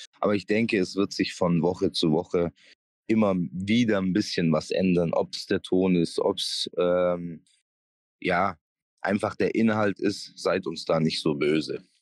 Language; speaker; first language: German; native; German